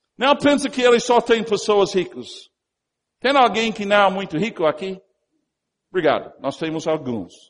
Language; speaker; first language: Portuguese; non-native, fluent; English